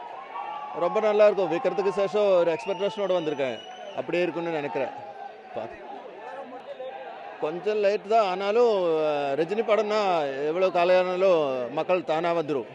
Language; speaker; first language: Tamil; non-native, local second language; Malayalam